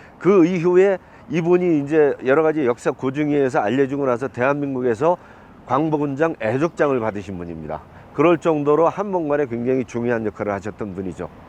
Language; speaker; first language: Korean; native; Korean